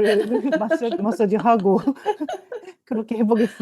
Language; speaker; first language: Korean; non-native, fluent; Japanese